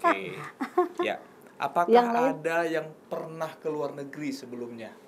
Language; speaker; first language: Indonesian; native; Indonesian